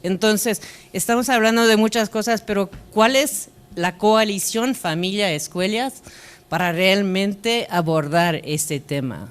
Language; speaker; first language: Spanish; non-native, learner; English